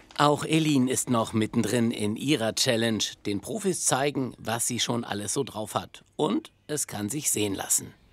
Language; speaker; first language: German; native; German